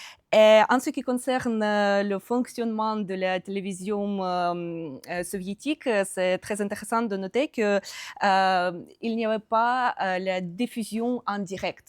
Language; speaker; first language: French; non-native, fluent; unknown